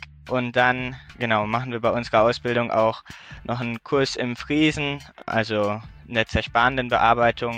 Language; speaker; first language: German; native; German